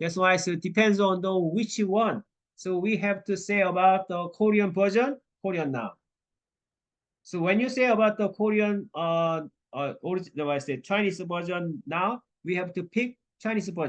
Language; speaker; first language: English; non-native, learner; Korean